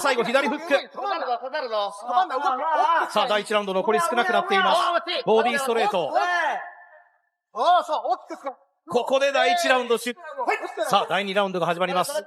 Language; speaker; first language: Japanese; native; Japanese